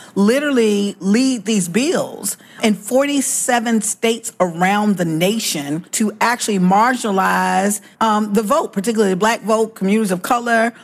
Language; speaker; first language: English; native; English